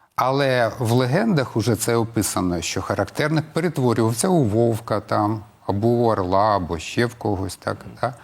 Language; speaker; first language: Ukrainian; non-native, local second language; Russian